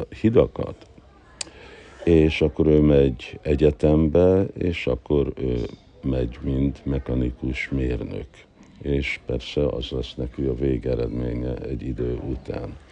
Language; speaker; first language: Hungarian; early bilingual, heritage; Hungarian